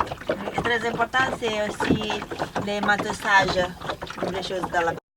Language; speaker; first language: French; non-native, learner; Italian